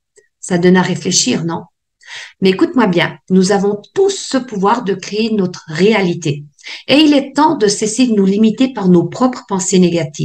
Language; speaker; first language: French; native; French